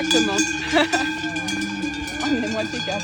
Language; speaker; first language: French; native; French